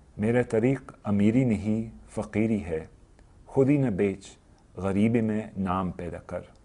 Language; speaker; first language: Urdu; non-native, fluent; English